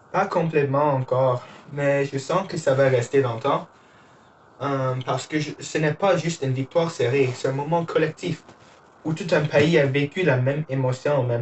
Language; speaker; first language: French; non-native, learner; English